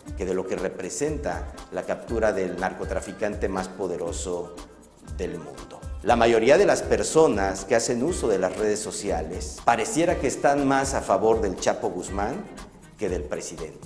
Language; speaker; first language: Spanish; native; Spanish